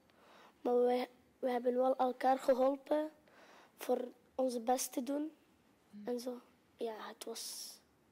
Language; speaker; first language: Dutch; non-native, learner; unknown